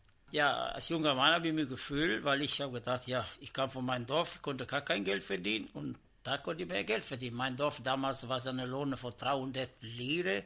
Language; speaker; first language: German; non-native, learner; Italian